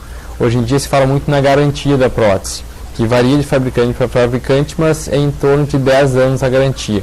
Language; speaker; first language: Portuguese; native; Portuguese